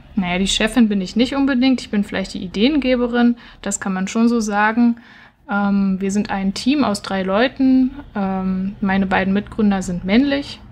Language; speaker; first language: German; native; German